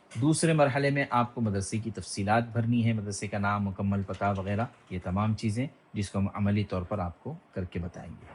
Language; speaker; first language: Urdu; native; Urdu